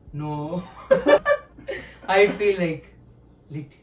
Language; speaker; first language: English; non-native, local second language; Tamil